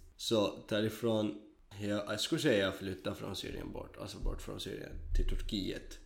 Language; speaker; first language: Swedish; non-native, learner; Kurdish